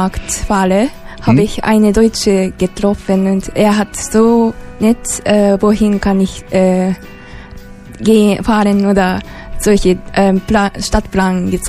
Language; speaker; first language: German; non-native, learner; Japanese